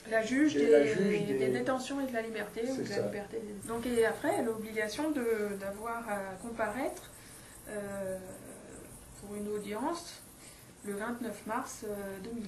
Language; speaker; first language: French; native; French